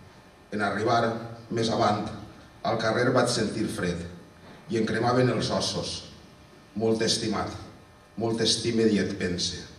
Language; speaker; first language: Catalan; native; Catalan